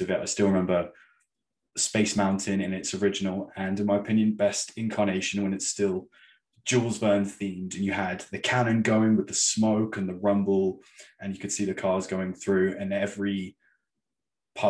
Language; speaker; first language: English; native; English